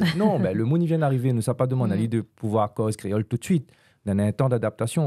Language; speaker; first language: French; non-native, local second language; Réunion Creole French